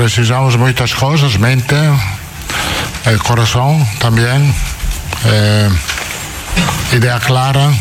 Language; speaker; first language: Portuguese; non-native, fluent; Italian